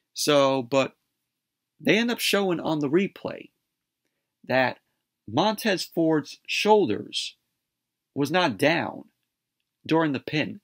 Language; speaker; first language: English; native; English